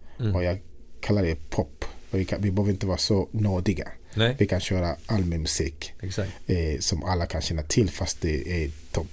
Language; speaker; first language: Swedish; non-native, fluent; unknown